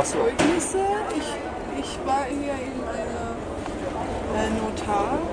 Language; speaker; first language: German; non-native, learner; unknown